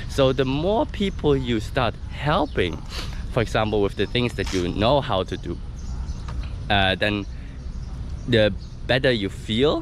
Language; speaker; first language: English; non-native, fluent; German